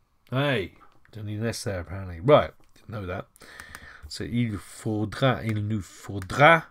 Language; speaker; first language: English; native; English